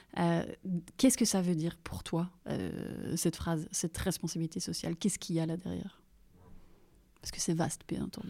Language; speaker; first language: French; native; French